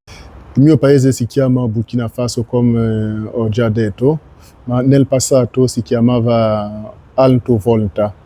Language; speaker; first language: Italian; non-native, learner; French